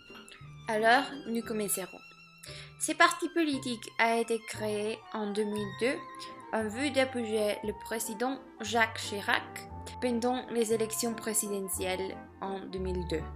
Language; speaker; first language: French; non-native, learner; Spanish